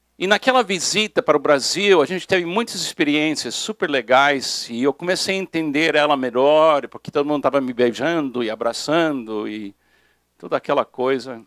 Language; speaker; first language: Portuguese; non-native, fluent; English